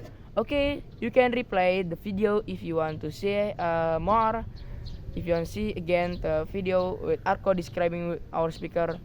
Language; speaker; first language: English; non-native, learner; Indonesian